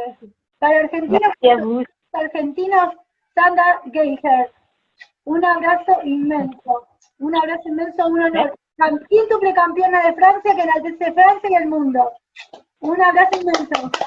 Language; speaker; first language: Spanish; native; Spanish